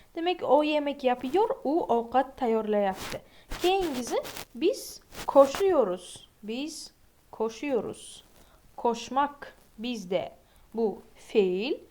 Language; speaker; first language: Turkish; non-native, fluent; Uzbek